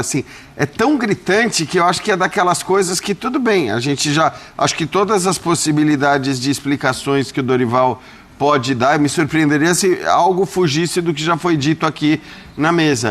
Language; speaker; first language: Portuguese; native; Portuguese